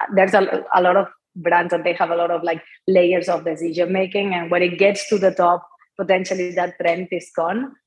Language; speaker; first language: English; non-native, fluent; Spanish